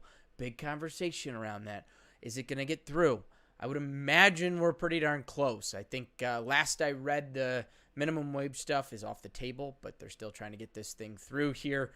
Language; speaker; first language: English; native; English